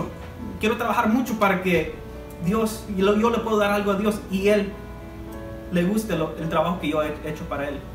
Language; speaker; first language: Spanish; early bilingual, heritage; Spanish